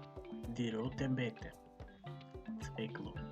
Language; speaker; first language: German; non-native, fluent; Macedonian